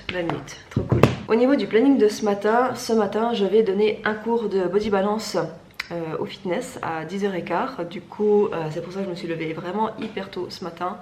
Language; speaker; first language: French; native; French